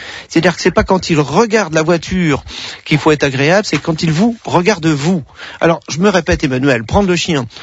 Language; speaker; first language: French; native; French